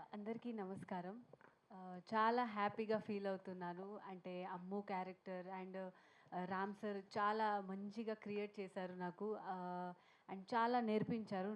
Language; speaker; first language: Telugu; non-native, learner; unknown